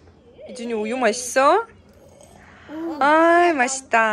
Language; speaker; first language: Korean; non-native, learner; Russian